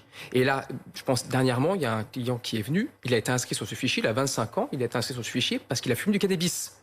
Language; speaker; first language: French; native; French